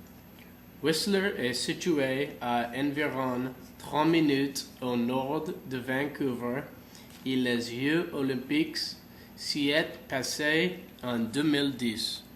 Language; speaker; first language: French; non-native, learner; English